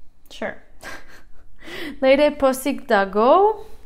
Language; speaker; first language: Basque; non-native, learner; English